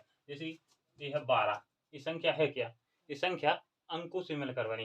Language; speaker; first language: Hindi; native; Hindi